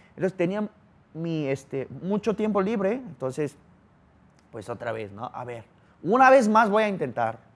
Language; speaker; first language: Spanish; early bilingual, other home language; Korean